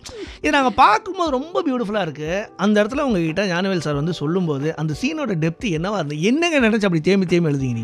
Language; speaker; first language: Tamil; native; Tamil